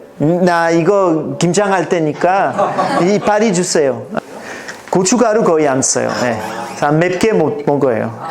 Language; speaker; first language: Korean; non-native, fluent; French